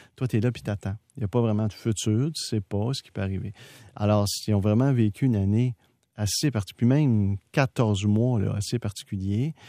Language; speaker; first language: French; native; French